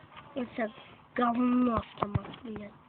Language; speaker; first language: Russian; non-native, learner; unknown